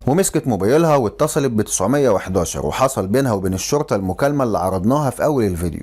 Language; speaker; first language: Arabic; native; Arabic